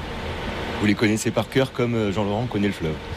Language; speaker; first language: French; native; French